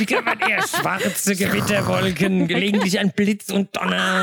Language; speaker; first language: German; native; German